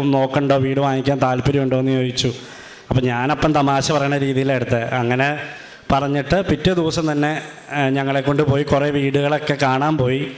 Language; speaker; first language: Malayalam; native; Malayalam